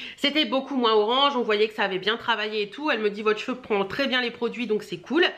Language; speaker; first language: French; native; French